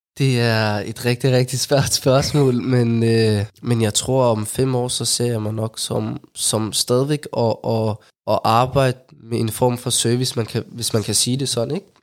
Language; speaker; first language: Danish; early bilingual, other home language; Somali